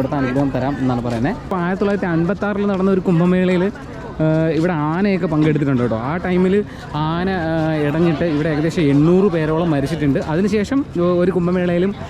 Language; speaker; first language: Malayalam; native; Malayalam